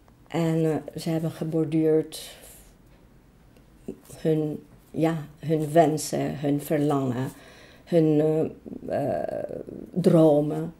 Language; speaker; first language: Dutch; non-native, fluent; Greek